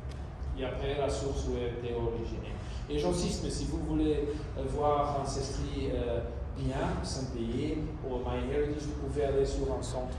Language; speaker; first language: French; non-native, fluent; Portuguese